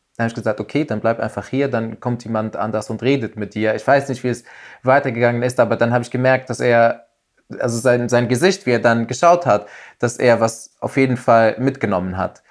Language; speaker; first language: German; non-native, fluent; Arabic